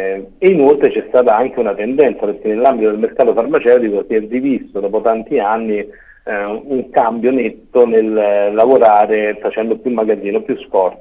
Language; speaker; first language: Italian; native; Italian